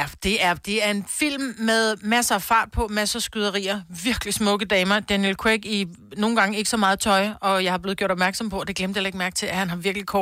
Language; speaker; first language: Danish; native; Danish